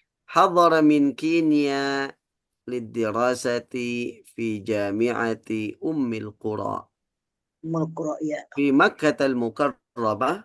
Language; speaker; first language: Arabic; non-native, fluent; Indonesian